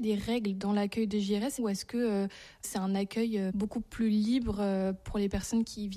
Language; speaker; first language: French; native; French